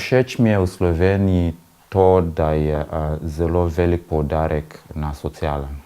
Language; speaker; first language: Slovenian; non-native, fluent; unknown